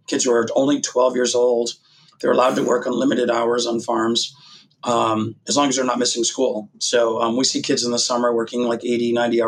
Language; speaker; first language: English; native; English